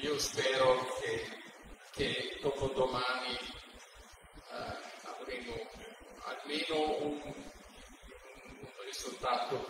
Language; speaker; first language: Italian; non-native, fluent; German